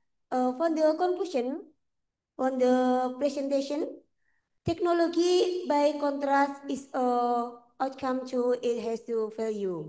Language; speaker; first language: English; non-native, fluent; Indonesian